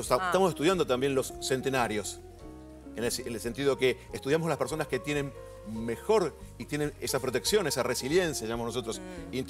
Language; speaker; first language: Spanish; native; Spanish